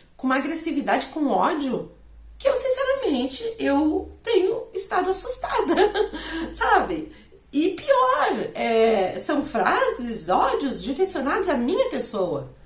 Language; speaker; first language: Portuguese; native; Portuguese